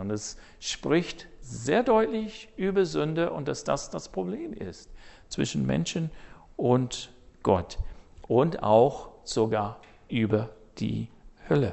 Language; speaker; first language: German; non-native, fluent; English